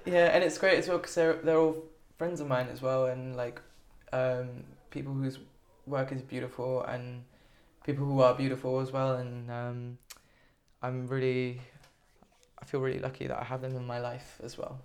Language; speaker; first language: English; native; English